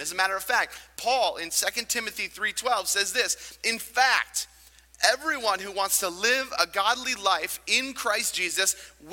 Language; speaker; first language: English; native; English